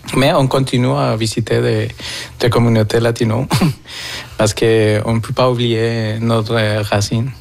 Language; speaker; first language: French; non-native, fluent; Spanish